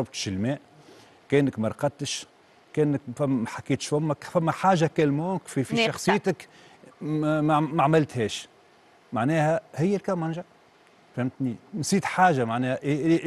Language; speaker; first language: Arabic; native; Arabic